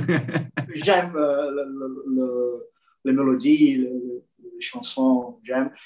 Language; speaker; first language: French; non-native, learner; Portuguese